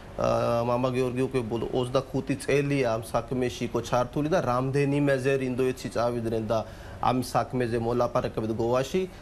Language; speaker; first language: Georgian; non-native, fluent; Hindi